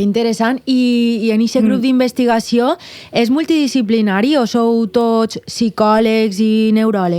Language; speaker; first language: Catalan; native; Catalan